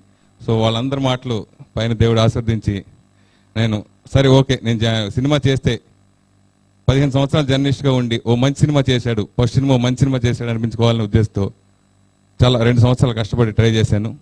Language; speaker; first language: Telugu; native; Telugu